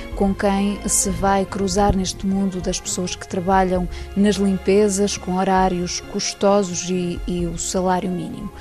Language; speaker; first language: Portuguese; native; Portuguese